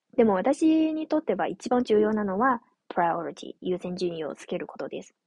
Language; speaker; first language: Japanese; non-native, fluent; Chinese